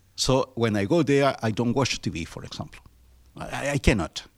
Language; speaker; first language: English; non-native, fluent; Spanish